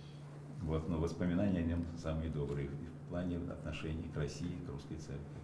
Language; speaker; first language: Russian; native; Russian